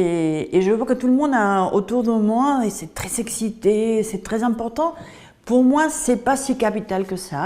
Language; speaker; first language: French; non-native, fluent; Spanish